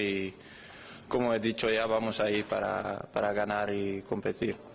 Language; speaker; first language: Spanish; non-native, fluent; Dutch